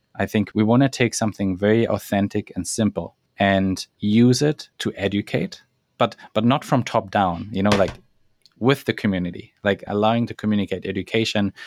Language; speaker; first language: English; non-native, fluent; German